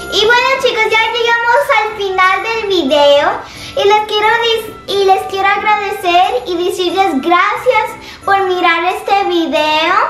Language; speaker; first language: Spanish; early bilingual, other home language; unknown